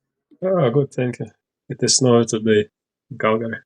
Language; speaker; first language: English; non-native, learner; Ukrainian